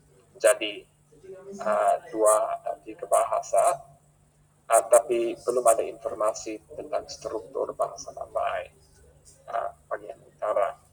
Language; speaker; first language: Indonesian; non-native, fluent; English